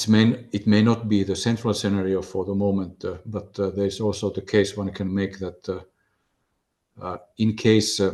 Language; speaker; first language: English; non-native, fluent; Finnish